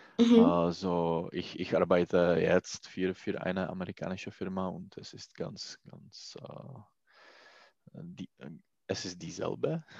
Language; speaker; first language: German; non-native, learner; Czech